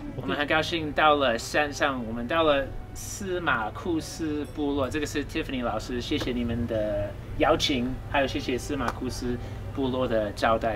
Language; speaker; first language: Chinese; non-native, fluent; English